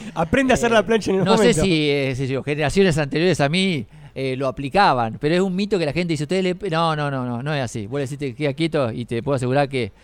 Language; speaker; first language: Spanish; native; Spanish